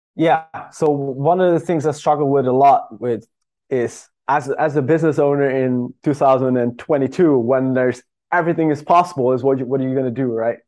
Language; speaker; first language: English; non-native, fluent; Dutch